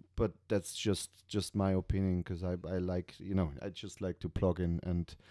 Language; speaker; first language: English; non-native, fluent; German